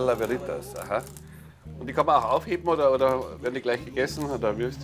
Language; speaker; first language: German; native; German